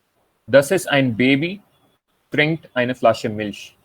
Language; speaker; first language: German; non-native, fluent; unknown